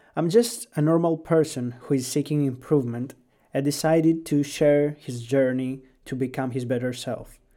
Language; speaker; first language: English; non-native, fluent; Greek